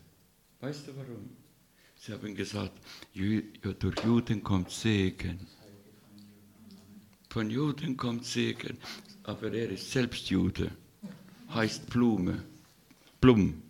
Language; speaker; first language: German; non-native, fluent; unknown